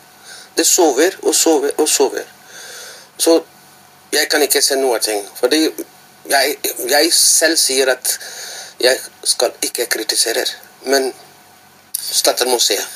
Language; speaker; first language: Norwegian; non-native, learner; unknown